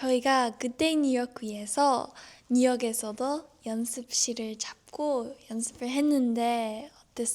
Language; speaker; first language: Korean; non-native, learner; English